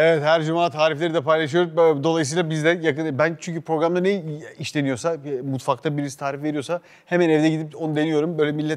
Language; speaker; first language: Turkish; native; Turkish